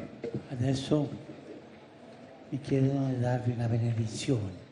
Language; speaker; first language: Italian; non-native, fluent; Spanish